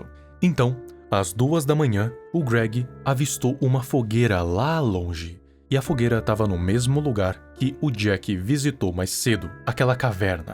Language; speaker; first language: Portuguese; native; Portuguese